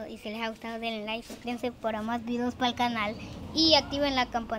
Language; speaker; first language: Spanish; native; Spanish